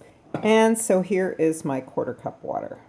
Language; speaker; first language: English; native; English